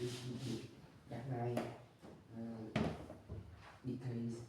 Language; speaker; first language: English; non-native, learner; Vietnamese